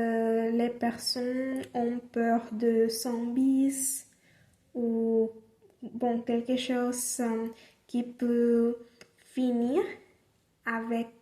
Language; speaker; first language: French; non-native, learner; Spanish